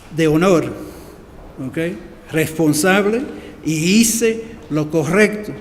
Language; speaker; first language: Spanish; early bilingual, heritage; Spanish